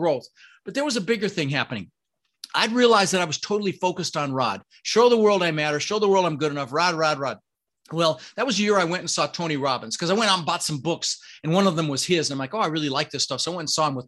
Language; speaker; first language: English; early bilingual, other home language; Dutch